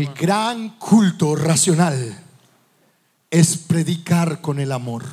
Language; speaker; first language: Spanish; non-native, fluent; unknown